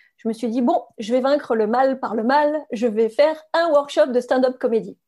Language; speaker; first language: French; native; French